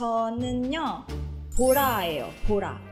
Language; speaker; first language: Korean; non-native, fluent; Indonesian